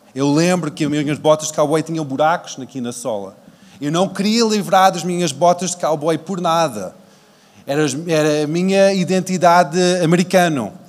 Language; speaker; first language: Portuguese; early bilingual, other home language; English